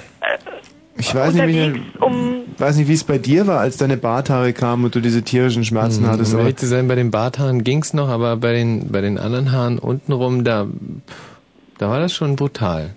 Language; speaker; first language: German; native; German